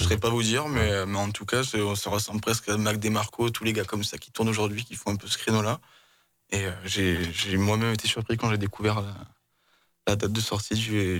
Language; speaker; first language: French; native; French